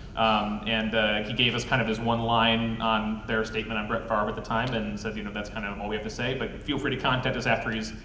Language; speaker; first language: English; native; English